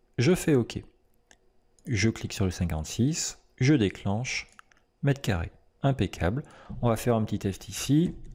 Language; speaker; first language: French; native; French